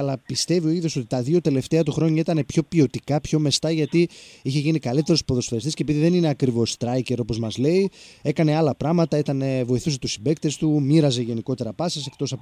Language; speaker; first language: Greek; native; Greek